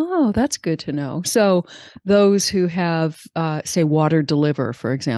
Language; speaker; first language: English; native; English